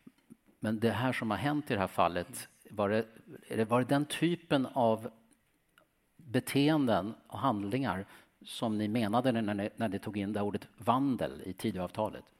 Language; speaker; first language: Swedish; native; Swedish